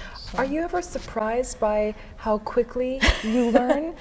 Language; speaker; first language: English; native; English